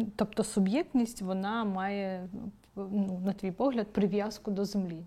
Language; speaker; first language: Ukrainian; non-native, local second language; Crimean Tatar